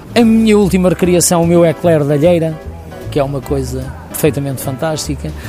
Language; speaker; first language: Portuguese; native; Portuguese